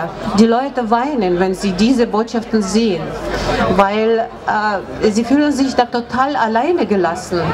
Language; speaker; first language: German; non-native, fluent; Russian